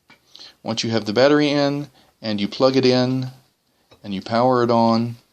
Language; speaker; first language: English; native; English